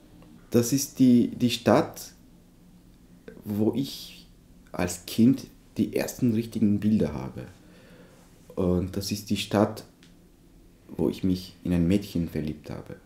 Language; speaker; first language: German; non-native, fluent; Turkish